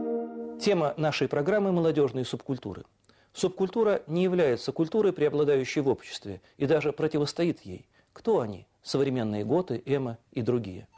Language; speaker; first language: Russian; native; Russian